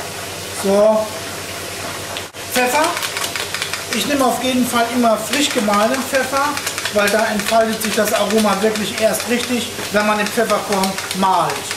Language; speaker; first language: German; native; German